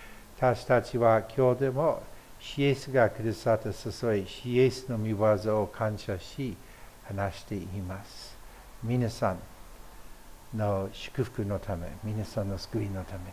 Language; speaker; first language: Japanese; non-native, fluent; English